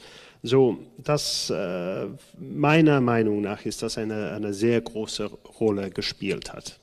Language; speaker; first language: German; non-native, fluent; English